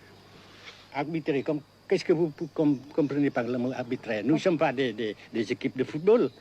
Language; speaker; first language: French; non-native, fluent; Vietnamese